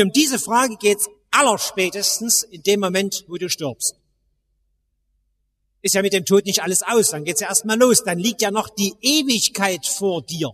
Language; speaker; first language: German; native; German